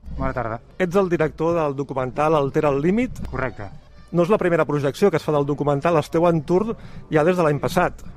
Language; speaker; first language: Catalan; native; Catalan